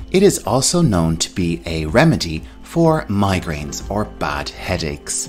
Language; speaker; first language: English; native; English